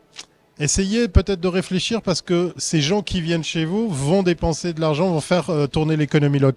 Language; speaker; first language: French; native; French